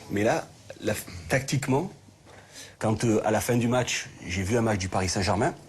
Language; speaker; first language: French; native; French